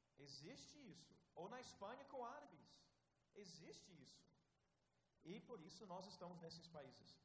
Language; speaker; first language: Portuguese; non-native, fluent; English